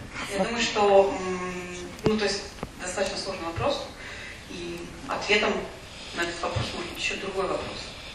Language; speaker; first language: Russian; native; Russian